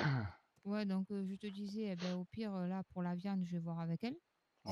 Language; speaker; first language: French; native; French